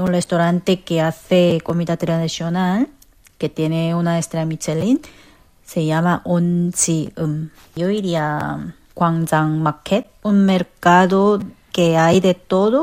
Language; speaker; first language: Spanish; non-native, fluent; Korean